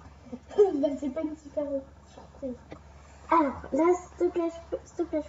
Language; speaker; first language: French; native; French